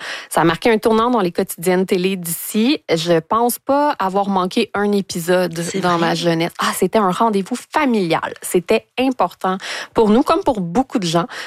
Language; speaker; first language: French; native; French